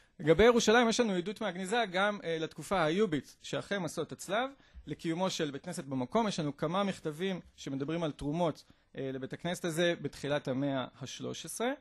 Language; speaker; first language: Hebrew; native; Hebrew